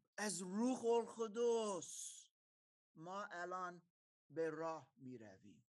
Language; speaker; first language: Persian; non-native, fluent; German